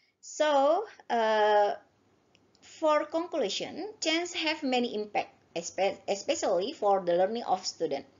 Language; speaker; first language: English; non-native, learner; Indonesian